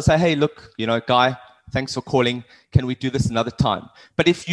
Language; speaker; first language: English; native; English